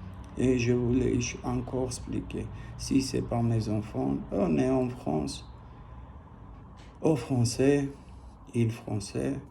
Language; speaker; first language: French; non-native, learner; Armenian